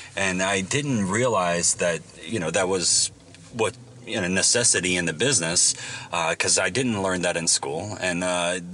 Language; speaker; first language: English; native; English